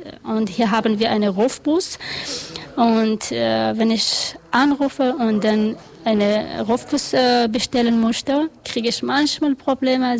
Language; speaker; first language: German; non-native, learner; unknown